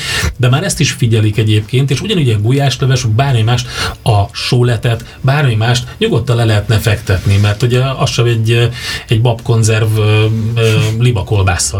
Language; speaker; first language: Hungarian; native; Hungarian